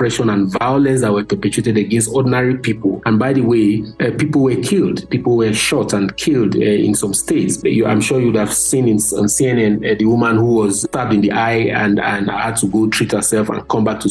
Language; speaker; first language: English; non-native, local second language; Hausa